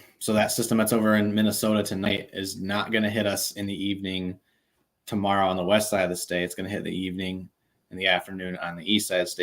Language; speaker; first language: English; native; English